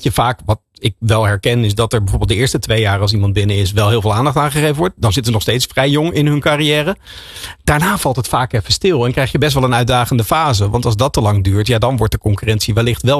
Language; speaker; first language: Dutch; native; Dutch